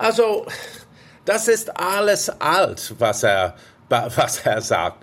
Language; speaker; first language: German; non-native, fluent; English